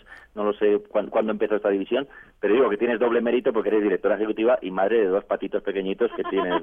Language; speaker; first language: Spanish; native; Spanish